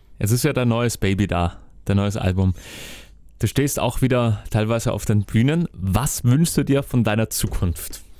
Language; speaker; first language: German; native; German